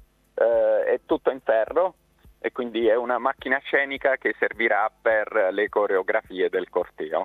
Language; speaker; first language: Italian; native; Italian